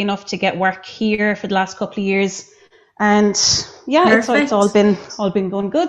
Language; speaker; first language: English; native; English